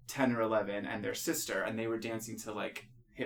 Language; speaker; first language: English; native; English